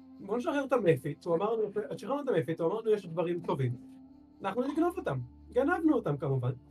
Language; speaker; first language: Hebrew; native; Hebrew